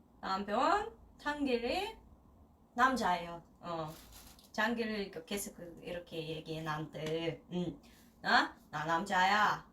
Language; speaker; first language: Korean; non-native, learner; Russian